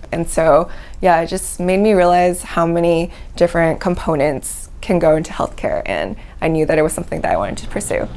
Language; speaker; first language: English; native; English